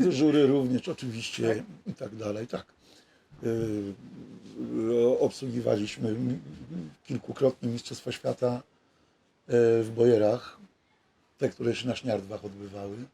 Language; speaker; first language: Polish; native; Polish